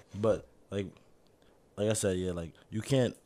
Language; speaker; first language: English; native; English